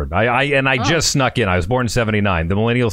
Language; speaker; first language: English; native; English